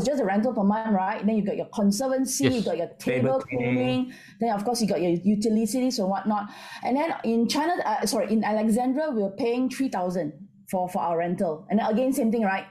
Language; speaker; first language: English; non-native, local second language; Min Nan Chinese